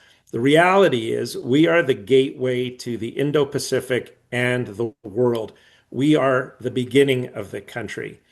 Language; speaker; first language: English; native; English